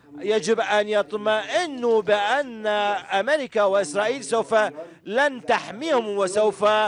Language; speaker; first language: Arabic; non-native, fluent; Persian